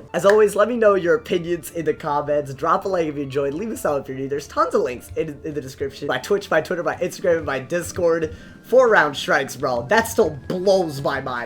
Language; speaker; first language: English; native; English